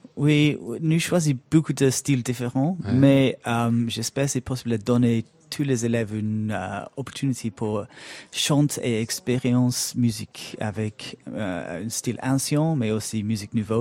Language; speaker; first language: French; non-native, learner; English